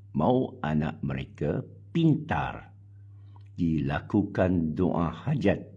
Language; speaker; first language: Malay; non-native, local second language; Chinese